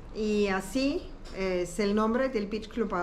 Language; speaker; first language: Spanish; non-native, learner; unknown